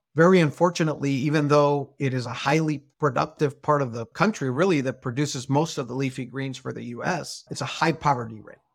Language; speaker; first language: English; non-native, fluent; Spanish